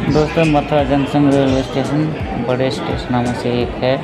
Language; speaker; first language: Hindi; native; Hindi